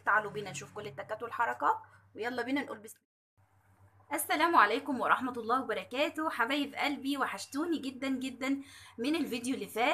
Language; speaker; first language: Arabic; native; Arabic